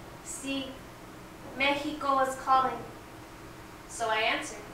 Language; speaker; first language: English; early bilingual, other home language; Spanish